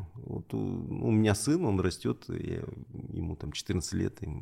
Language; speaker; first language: Russian; native; Russian